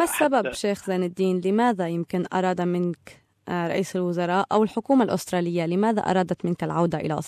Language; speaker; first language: Arabic; native; Arabic